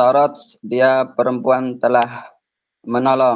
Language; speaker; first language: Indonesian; native; Indonesian